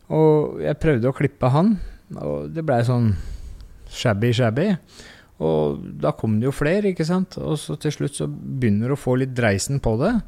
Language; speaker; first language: Norwegian; native; Norwegian